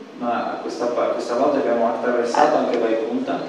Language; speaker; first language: Italian; native; Italian